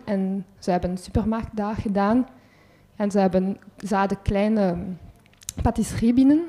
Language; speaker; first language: Dutch; non-native, local second language; French